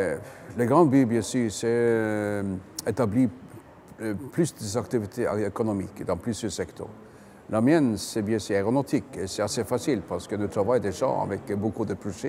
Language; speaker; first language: French; non-native, fluent; Norwegian